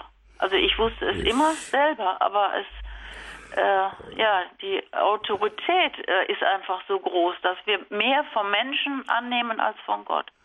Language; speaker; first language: German; native; German